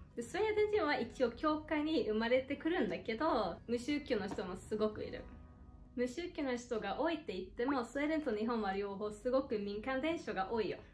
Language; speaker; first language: Japanese; non-native, fluent; Swedish